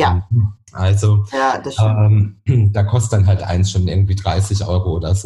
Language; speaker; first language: German; native; German